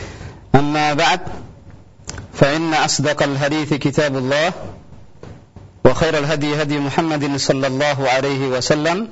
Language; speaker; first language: Arabic; non-native, fluent; Indonesian